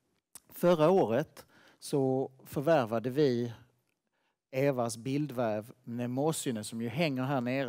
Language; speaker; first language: Swedish; native; Swedish